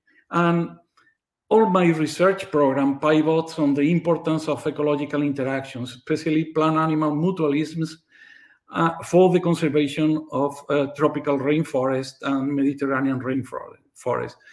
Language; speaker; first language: English; non-native, fluent; Spanish